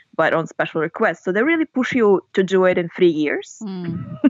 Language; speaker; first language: English; non-native, fluent; Russian